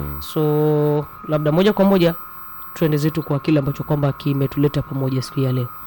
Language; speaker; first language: Swahili; native; Swahili